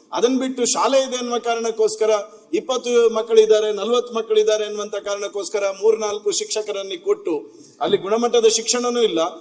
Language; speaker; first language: Kannada; native; Kannada